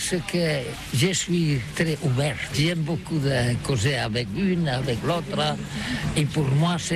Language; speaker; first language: French; non-native, learner; Catalan